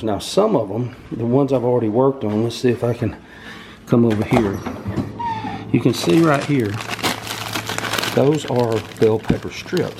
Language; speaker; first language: English; native; English